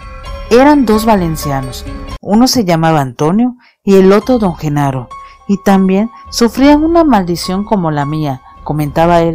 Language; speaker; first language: Spanish; native; Spanish